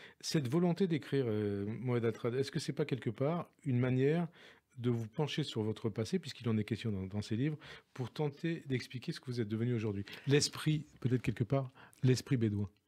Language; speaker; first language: French; native; French